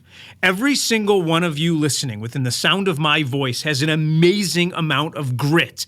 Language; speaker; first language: English; native; English